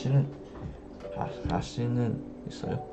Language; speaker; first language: Korean; non-native, learner; English